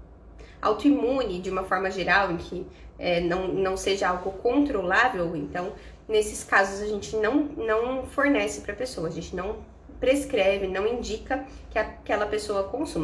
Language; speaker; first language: Portuguese; native; Portuguese